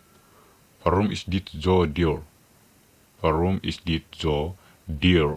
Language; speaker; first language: Dutch; non-native, fluent; Tigrinya